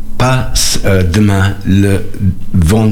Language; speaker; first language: French; non-native, learner; English